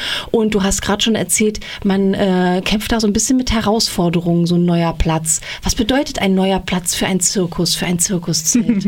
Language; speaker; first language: German; native; German